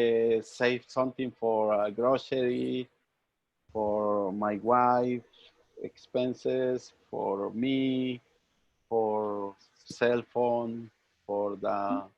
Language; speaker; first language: English; non-native, learner; Spanish